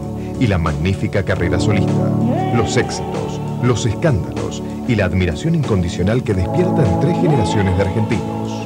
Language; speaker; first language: Spanish; native; Spanish